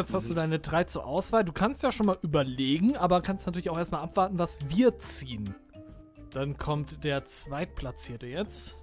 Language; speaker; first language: German; native; German